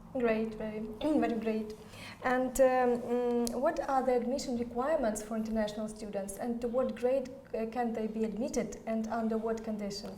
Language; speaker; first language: English; non-native, fluent; Ukrainian